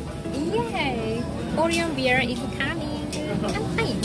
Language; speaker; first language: English; non-native, learner; Japanese